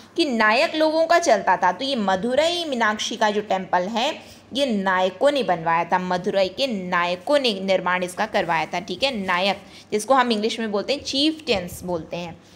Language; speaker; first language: Hindi; native; Hindi